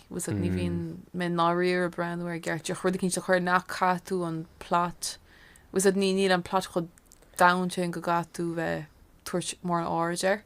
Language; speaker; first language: Irish; non-native, local second language; English